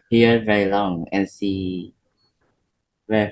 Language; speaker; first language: English; non-native, learner; Vietnamese